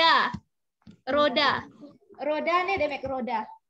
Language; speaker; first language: Turkish; non-native, fluent; Indonesian